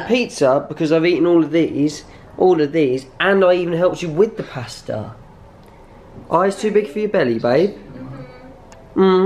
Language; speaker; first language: English; native; English